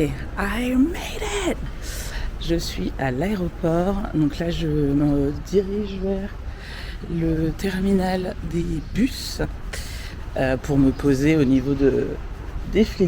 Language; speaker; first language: French; native; French